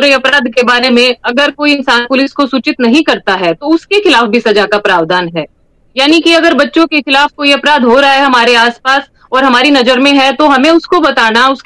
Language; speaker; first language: Hindi; native; Hindi